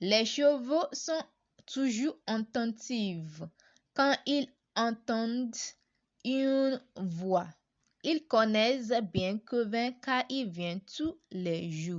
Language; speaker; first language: French; non-native, learner; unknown